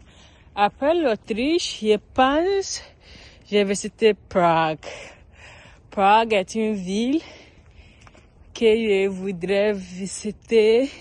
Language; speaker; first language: French; non-native, learner; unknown